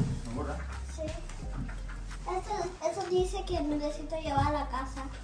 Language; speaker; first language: Spanish; early bilingual, heritage; Spanish